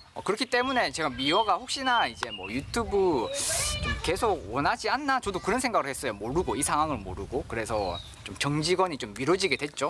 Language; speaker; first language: Korean; native; Korean